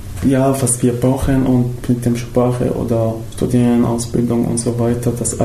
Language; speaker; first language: German; non-native, fluent; Arabic